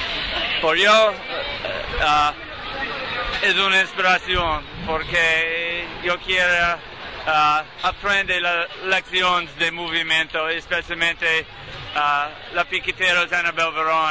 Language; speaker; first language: Spanish; non-native, learner; English